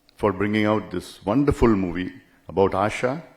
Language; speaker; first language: English; non-native, local second language; Tamil